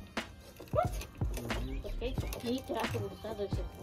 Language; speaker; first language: Spanish; early bilingual, heritage; Spanish